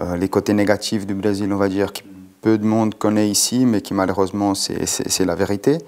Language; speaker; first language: French; non-native, fluent; Portuguese